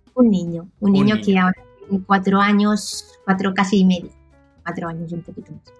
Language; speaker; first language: Spanish; non-native, local second language; Catalan